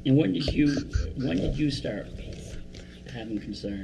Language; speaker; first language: English; native; English